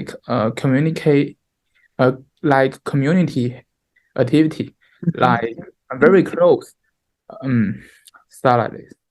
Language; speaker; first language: English; non-native, learner; Chinese